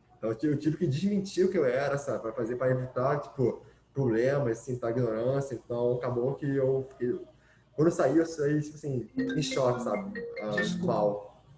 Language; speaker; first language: Portuguese; early bilingual, other home language; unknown